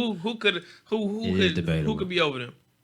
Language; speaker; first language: English; native; English